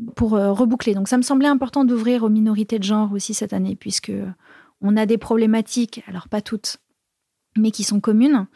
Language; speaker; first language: French; native; French